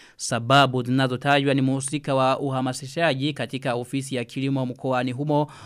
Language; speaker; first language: Swahili; non-native, local second language; Rundi